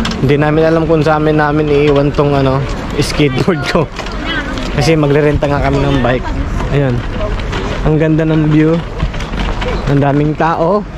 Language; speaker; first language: Filipino; native; Filipino